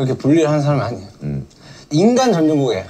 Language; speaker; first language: Korean; native; Korean